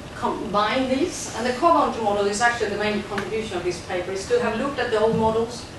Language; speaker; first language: English; non-native, fluent; Swedish